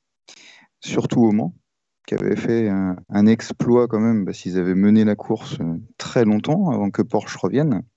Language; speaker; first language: French; native; French